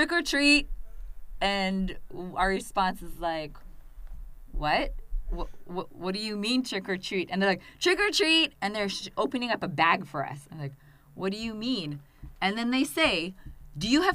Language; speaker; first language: English; non-native, fluent; Russian